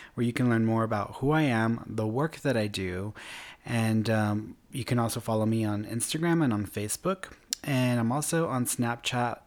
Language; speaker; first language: English; early bilingual, other home language; Spanish